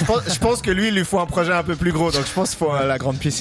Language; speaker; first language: French; native; French